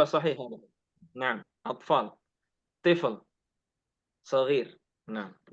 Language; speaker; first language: Arabic; non-native, fluent; Indonesian